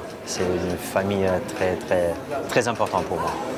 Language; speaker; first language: French; non-native, fluent; Italian